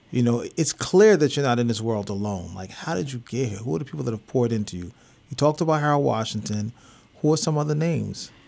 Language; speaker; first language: English; native; English